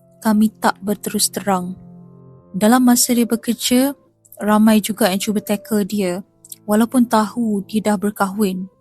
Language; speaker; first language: Malay; native; Malay